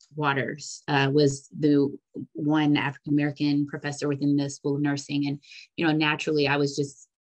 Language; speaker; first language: English; native; English